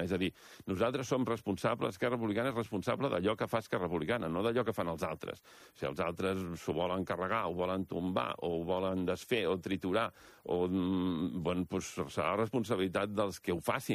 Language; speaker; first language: Catalan; native; Catalan